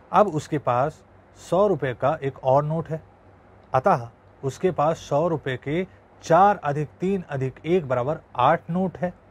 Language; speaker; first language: Hindi; non-native, local second language; Marathi